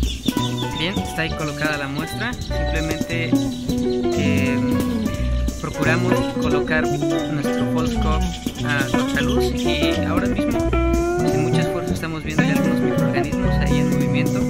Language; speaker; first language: Spanish; native; Spanish